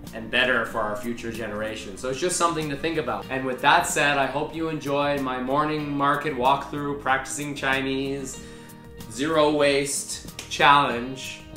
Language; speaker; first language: English; native; English